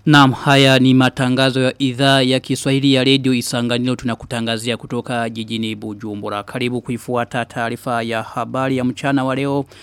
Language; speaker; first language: Swahili; non-native, local second language; Rundi